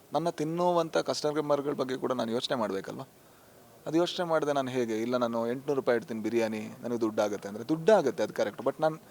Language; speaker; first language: Kannada; non-native, local second language; Tulu